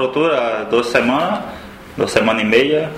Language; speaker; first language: Spanish; non-native, learner; Portuguese